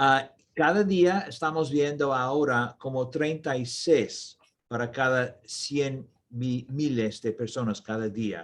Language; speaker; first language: Spanish; non-native, learner; English